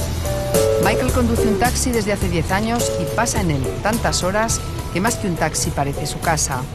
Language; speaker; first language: Spanish; native; Spanish